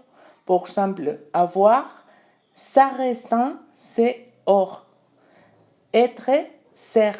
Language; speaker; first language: French; non-native, learner; Spanish